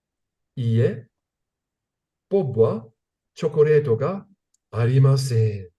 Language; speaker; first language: Japanese; non-native, learner; English